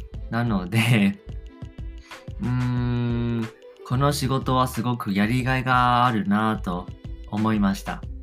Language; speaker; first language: Japanese; non-native, fluent; Chinese